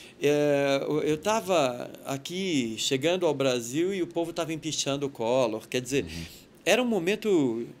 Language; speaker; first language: Portuguese; native; Portuguese